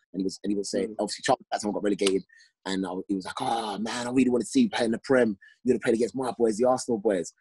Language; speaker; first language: English; native; English